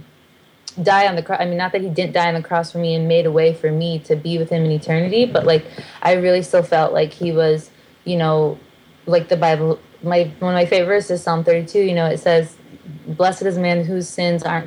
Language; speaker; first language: English; native; English